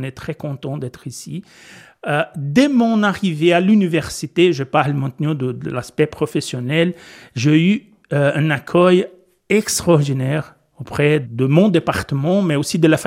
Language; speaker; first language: French; non-native, fluent; Portuguese